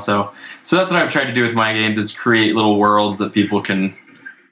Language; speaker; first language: English; native; English